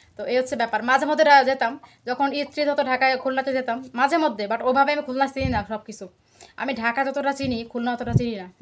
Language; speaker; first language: Bangla; native; Bangla